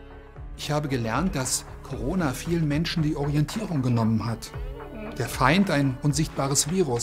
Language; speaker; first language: German; native; German